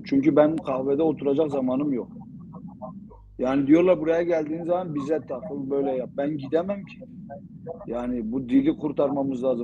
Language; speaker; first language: Turkish; non-native, local second language; Zaza